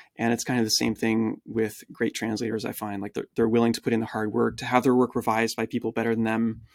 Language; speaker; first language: English; early bilingual, other home language; French